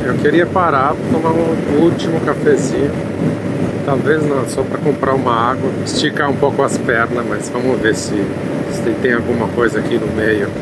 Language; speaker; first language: Portuguese; non-native, fluent; Italian